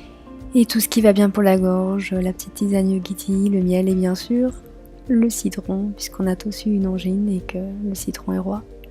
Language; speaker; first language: French; native; French